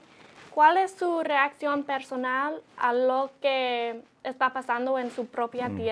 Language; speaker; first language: Spanish; non-native, learner; English